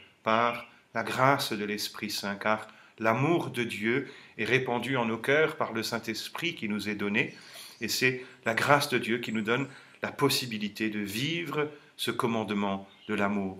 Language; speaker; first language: French; native; French